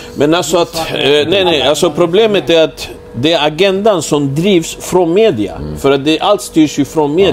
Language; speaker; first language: Swedish; early bilingual, other home language; Spanish